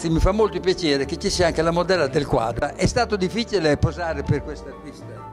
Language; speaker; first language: Italian; native; Italian